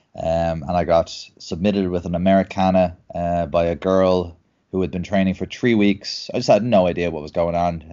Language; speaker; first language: English; native; English